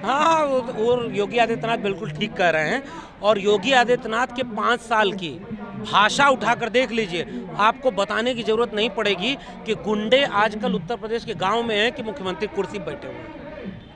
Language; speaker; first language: Hindi; native; Hindi